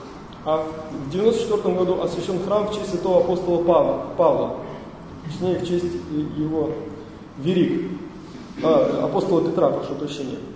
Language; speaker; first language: Russian; native; Russian